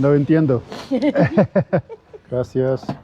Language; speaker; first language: Spanish; non-native, learner; Urdu